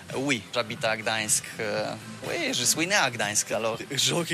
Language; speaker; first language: French; non-native, learner; Polish